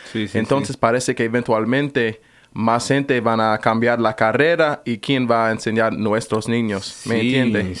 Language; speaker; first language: Spanish; non-native, fluent; English